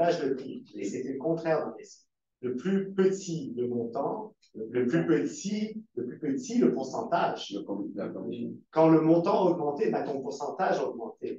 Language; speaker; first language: French; native; French